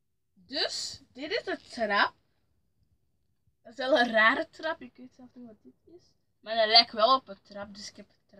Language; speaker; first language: Dutch; early bilingual, other home language; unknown